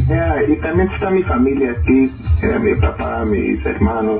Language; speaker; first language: Spanish; early bilingual, heritage; Spanish